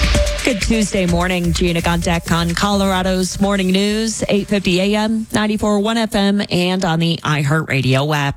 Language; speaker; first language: English; native; English